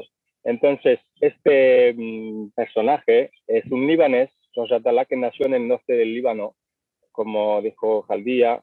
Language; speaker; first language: Spanish; non-native, fluent; French